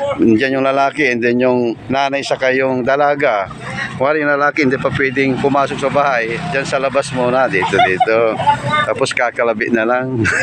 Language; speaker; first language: Filipino; non-native, local second language; Cebuano